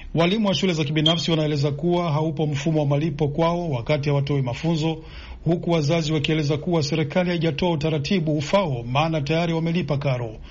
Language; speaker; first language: Swahili; non-native, local second language; Rundi